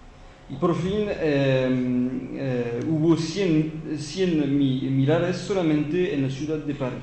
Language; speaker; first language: Spanish; non-native, fluent; French